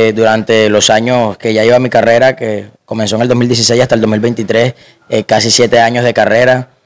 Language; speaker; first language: Spanish; native; Spanish